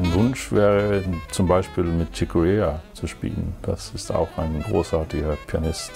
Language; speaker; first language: German; non-native, fluent; Swedish